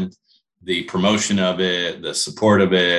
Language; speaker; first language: English; native; English